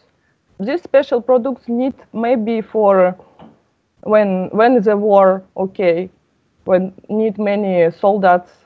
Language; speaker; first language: English; non-native, learner; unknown